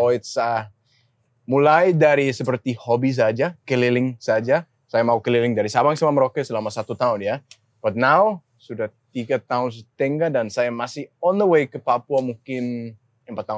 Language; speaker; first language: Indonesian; non-native, learner; Danish